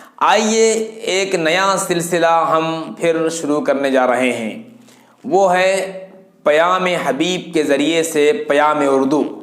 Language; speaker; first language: Urdu; native; Urdu